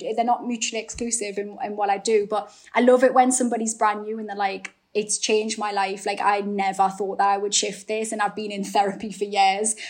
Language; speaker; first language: English; native; English